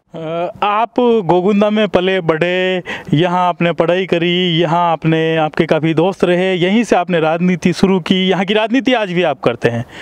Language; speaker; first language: Hindi; native; Hindi